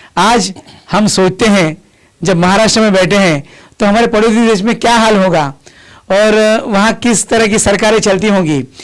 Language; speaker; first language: Hindi; native; Hindi